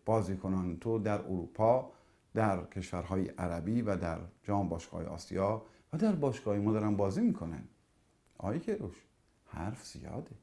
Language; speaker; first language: Persian; native; Persian